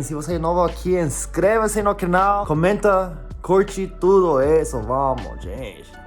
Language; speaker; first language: Portuguese; non-native, learner; English